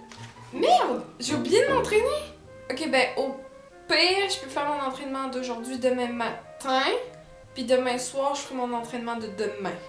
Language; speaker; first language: French; native; French